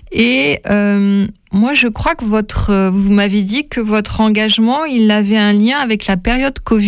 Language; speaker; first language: French; native; French